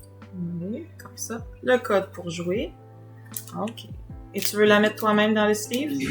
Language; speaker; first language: French; native; French